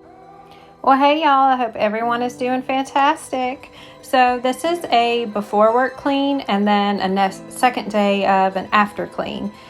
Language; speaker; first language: English; native; English